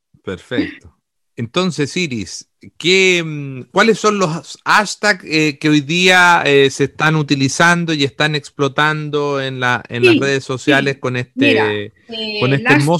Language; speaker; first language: Spanish; native; Spanish